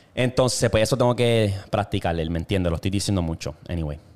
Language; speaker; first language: Spanish; native; Spanish